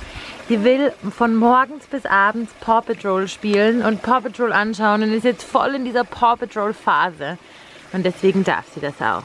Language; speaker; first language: German; native; German